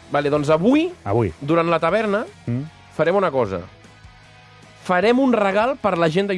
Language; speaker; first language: Catalan; native; Catalan